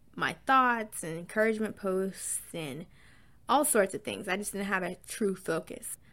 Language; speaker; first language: English; native; English